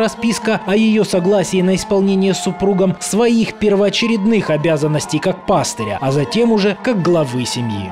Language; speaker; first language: Russian; native; Russian